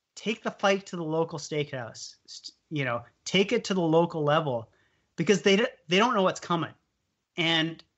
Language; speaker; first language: English; native; English